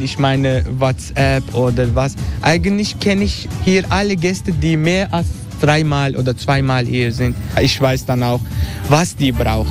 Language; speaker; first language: German; non-native, learner; Turkish